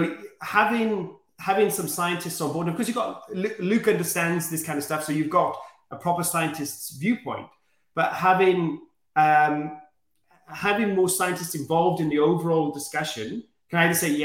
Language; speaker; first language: English; native; English